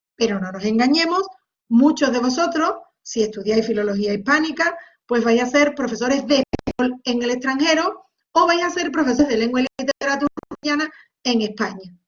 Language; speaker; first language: Spanish; native; Spanish